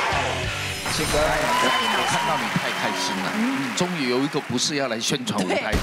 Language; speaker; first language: Chinese; native; Chinese